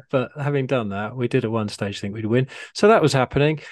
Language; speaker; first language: English; native; English